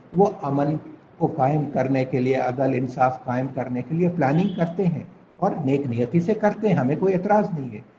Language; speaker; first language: Urdu; non-native, local second language; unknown